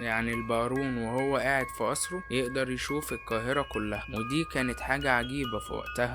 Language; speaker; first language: Arabic; native; Arabic